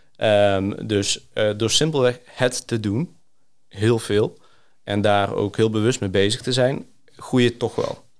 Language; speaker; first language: Dutch; early bilingual, other home language; Greek